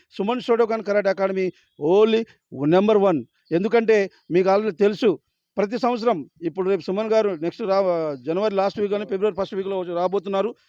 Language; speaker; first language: Telugu; native; Telugu